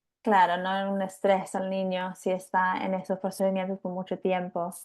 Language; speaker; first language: Spanish; non-native, fluent; English